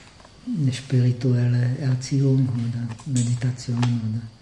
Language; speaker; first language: German; non-native, fluent; Czech